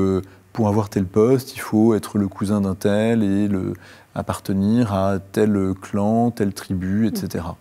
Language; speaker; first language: French; native; French